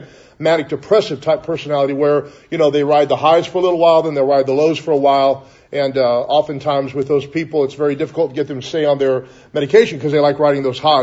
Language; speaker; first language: English; native; English